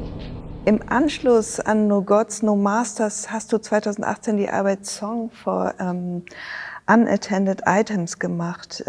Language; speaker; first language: German; native; German